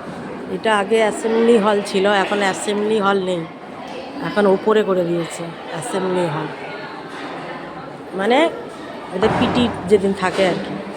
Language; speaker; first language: Bangla; native; Bangla